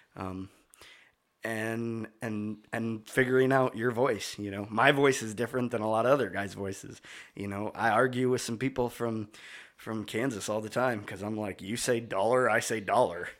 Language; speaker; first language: English; native; English